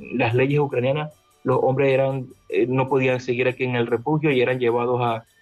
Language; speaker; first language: Spanish; native; Spanish